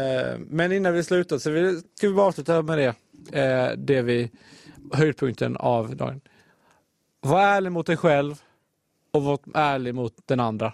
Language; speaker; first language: Swedish; native; Swedish